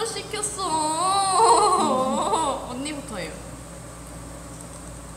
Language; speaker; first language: Korean; non-native, fluent; Thai